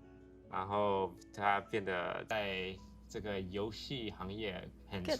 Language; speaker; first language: Chinese; early bilingual, heritage; Chinese